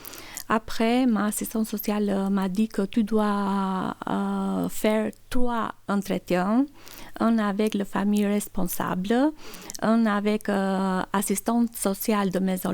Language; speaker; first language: French; non-native, learner; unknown